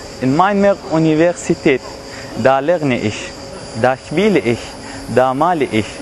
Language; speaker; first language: German; non-native, learner; Arabic